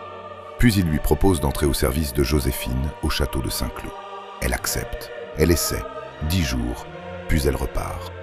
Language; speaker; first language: French; native; French